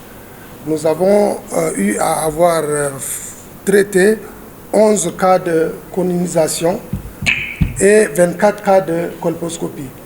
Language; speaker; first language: French; non-native, local second language; Wolof